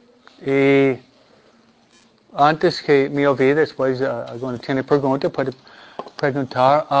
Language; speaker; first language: Spanish; non-native, fluent; English